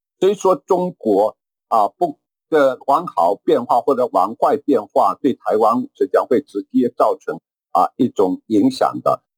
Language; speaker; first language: Chinese; native; Chinese